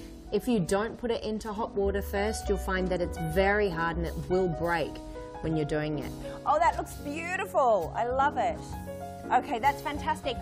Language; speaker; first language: English; native; English